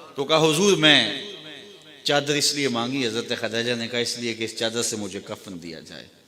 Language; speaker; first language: Urdu; non-native, local second language; Punjabi